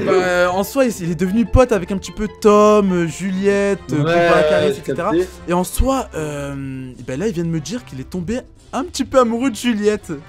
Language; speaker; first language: French; native; French